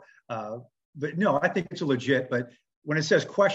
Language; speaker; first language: English; native; English